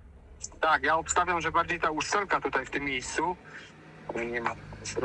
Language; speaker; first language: Polish; native; Polish